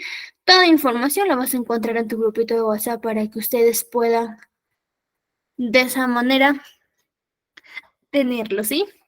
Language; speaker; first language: Spanish; native; Spanish